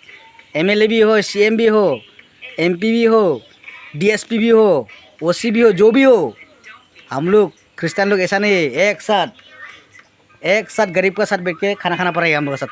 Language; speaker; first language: Hindi; non-native, local second language; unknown